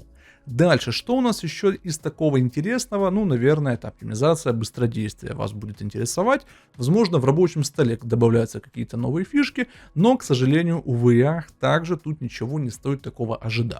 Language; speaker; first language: Russian; native; Russian